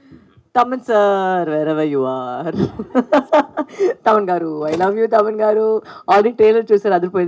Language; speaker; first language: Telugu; non-native, local second language; Tamil